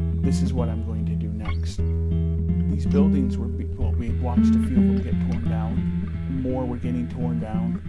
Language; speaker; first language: English; native; English